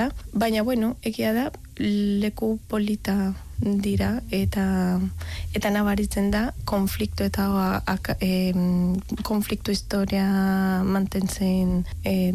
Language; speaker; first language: Basque; non-native, learner; Spanish